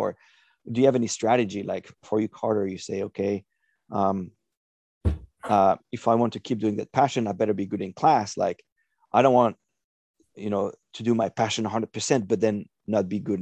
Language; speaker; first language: English; non-native, fluent; French